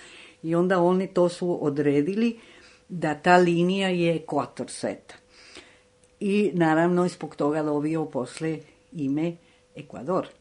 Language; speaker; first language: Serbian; non-native, fluent; Spanish